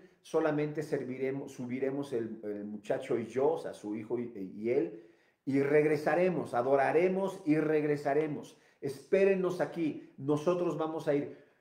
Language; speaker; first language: Spanish; native; Spanish